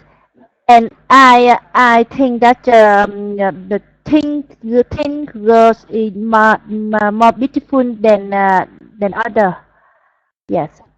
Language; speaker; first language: English; non-native, learner; Vietnamese